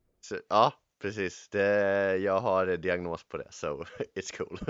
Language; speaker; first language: Swedish; native; Swedish